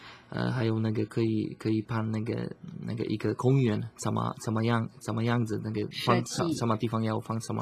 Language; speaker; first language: Chinese; non-native, learner; Slovak